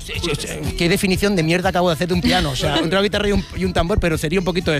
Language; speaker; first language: Spanish; native; Spanish